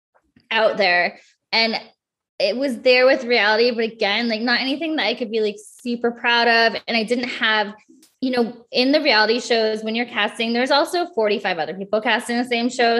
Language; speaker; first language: English; native; English